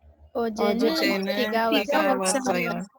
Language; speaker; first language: Korean; non-native, learner; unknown